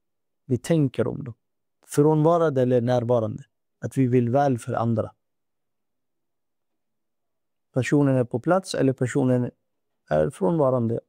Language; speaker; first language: Swedish; non-native, fluent; Urdu